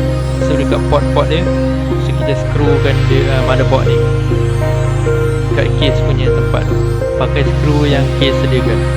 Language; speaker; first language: Malay; native; Malay